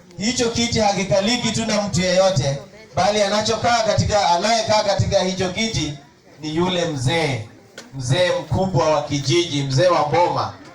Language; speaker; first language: Swahili; non-native, local second language; Luo (Kenya and Tanzania)